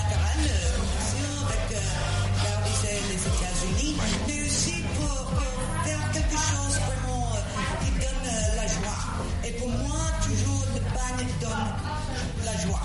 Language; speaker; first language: French; non-native, fluent; English